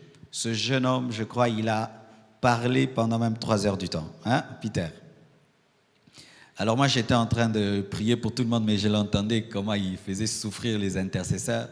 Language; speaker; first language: French; non-native, local second language; Lingala